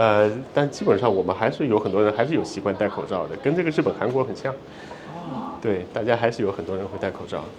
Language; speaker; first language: Chinese; native; Chinese